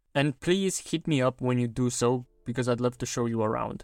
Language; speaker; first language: English; non-native, fluent; Romanian